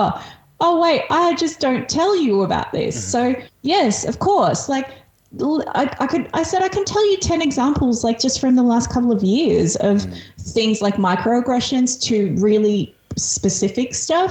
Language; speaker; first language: English; early bilingual, other home language; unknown